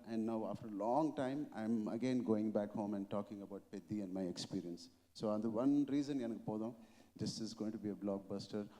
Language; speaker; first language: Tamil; non-native, local second language; Telugu